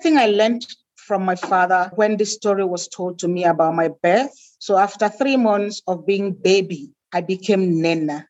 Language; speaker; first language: English; non-native, local second language; Igbo